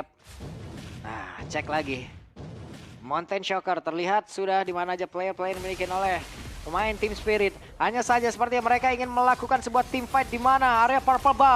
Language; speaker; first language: Indonesian; native; Indonesian